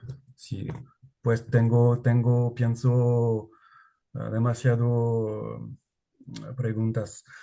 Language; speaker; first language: Spanish; non-native, learner; French